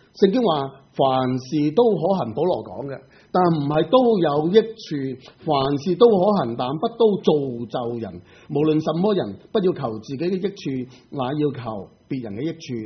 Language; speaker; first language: Chinese; non-native, local second language; Cantonese